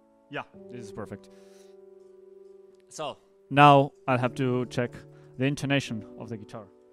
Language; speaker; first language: English; non-native, fluent; Spanish